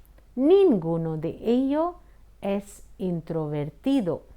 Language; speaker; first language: Spanish; non-native, fluent; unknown